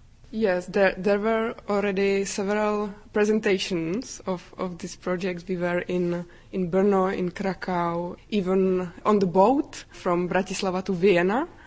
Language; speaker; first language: English; non-native, fluent; Czech